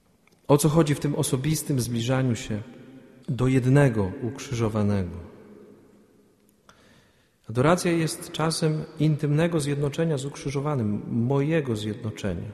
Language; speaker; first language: Polish; native; Polish